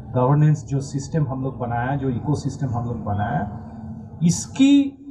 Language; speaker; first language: Hindi; non-native, local second language; Bangla